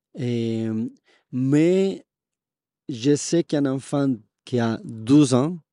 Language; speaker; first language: French; non-native, fluent; Spanish